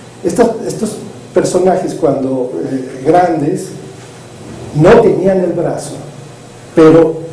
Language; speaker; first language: Spanish; native; Spanish